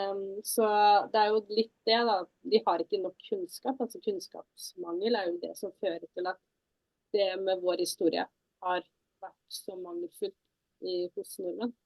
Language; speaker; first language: Norwegian; early bilingual, other home language; Tamil